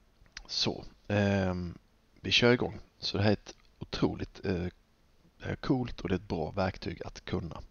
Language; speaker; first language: Swedish; native; Swedish